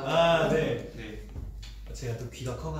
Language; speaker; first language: Korean; native; Korean